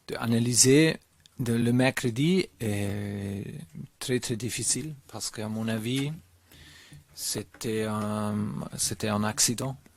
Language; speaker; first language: French; non-native, learner; German